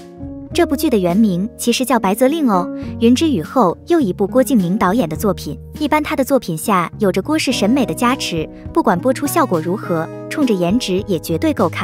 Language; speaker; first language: Chinese; native; Chinese